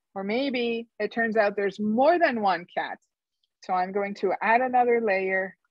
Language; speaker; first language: English; non-native, fluent; Spanish